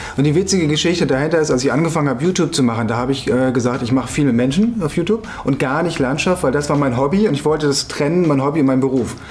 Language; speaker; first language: German; native; German